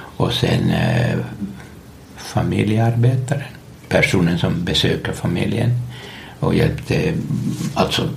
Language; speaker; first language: Swedish; non-native, local second language; Finnish